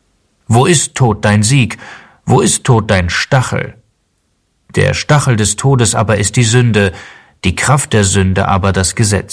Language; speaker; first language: German; native; German